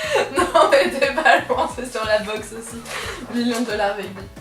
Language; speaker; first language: French; native; French